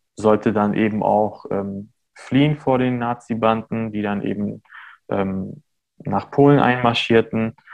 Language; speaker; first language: German; early bilingual, other home language; Armenian